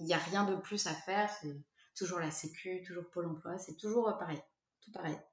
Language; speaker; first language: French; native; French